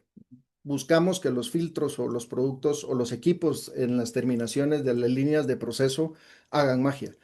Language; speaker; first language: Spanish; native; Spanish